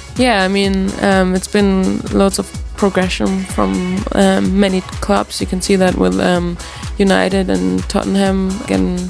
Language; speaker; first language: English; non-native, fluent; German